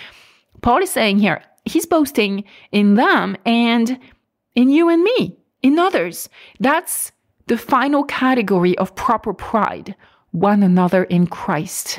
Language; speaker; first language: English; non-native, fluent; French